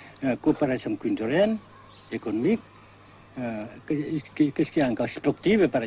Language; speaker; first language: French; non-native, fluent; Vietnamese